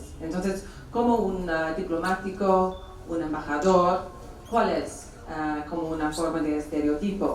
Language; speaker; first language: Spanish; non-native, fluent; English